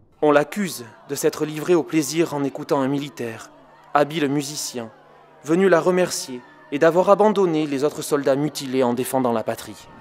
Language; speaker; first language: French; native; French